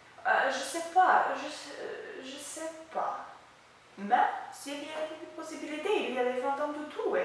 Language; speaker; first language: French; non-native, learner; English